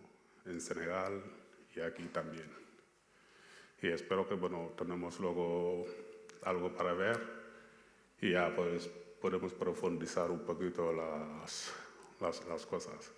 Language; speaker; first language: Spanish; non-native, fluent; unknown